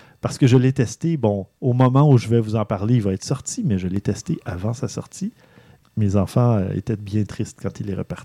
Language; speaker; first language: French; native; French